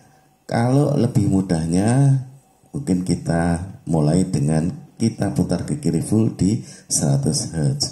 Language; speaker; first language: Indonesian; native; Indonesian